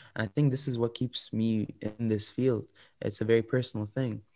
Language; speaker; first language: English; non-native, fluent; Arabic